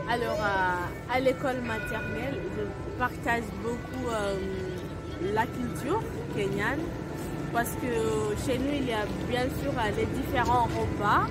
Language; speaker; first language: French; non-native, fluent; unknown